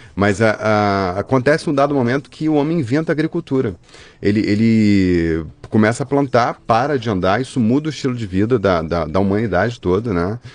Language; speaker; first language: Portuguese; native; Portuguese